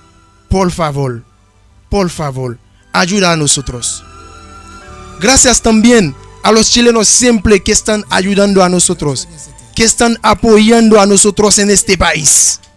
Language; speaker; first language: Spanish; non-native, learner; Haitian Creole